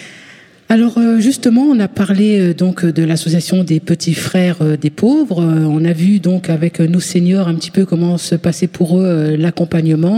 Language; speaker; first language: French; native; French